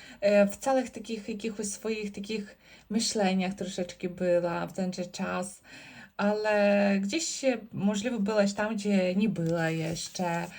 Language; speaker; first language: Polish; non-native, learner; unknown